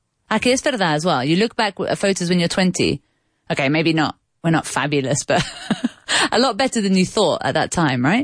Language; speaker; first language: English; native; English